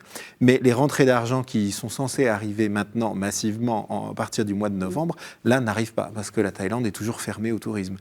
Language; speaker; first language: French; native; French